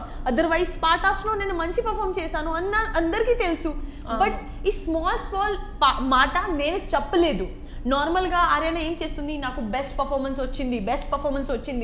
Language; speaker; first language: Telugu; non-native, learner; Gujarati